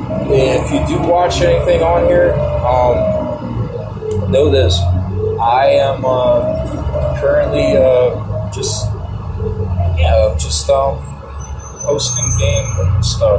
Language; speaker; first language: English; native; English